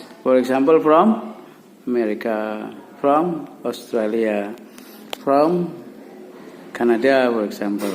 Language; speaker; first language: English; non-native, learner; Indonesian